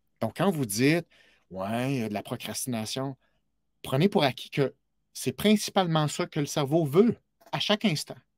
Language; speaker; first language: French; native; French